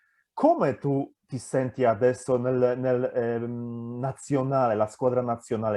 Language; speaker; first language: Italian; non-native, fluent; Polish